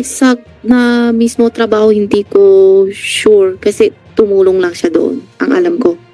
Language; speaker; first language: Filipino; non-native, learner; Chinese